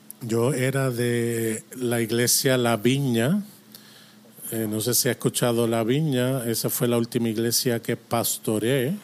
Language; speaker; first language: Spanish; non-native, fluent; English